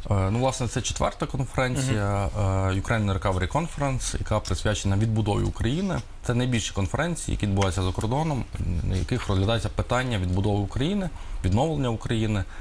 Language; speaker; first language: Ukrainian; native; Ukrainian